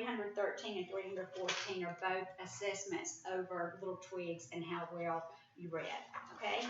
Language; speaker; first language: English; native; English